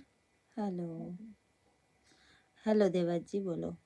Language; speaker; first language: Hindi; non-native, local second language; Bangla